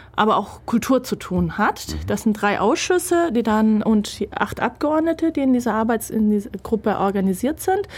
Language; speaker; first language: German; early bilingual, other home language; Turkish